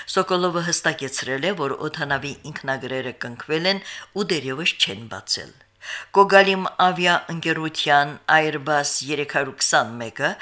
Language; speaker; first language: Armenian; native; Armenian